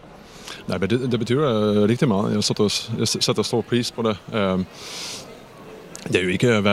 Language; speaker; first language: Danish; non-native, fluent; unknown